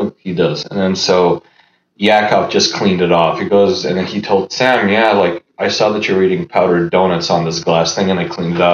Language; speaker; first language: English; early bilingual, other home language; Russian